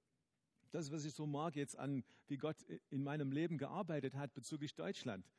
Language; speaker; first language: German; non-native, fluent; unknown